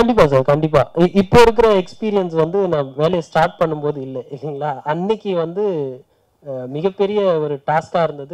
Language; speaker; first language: Tamil; native; Tamil